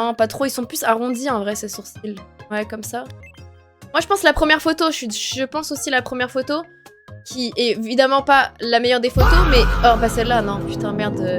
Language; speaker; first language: French; native; French